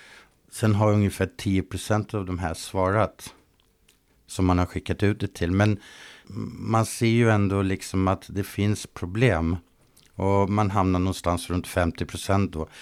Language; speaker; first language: Swedish; native; Swedish